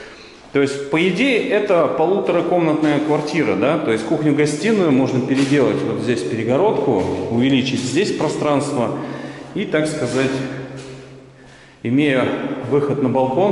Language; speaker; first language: Russian; native; Russian